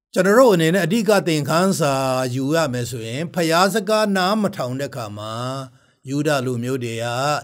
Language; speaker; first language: Burmese; non-native, local second language; Tedim Chin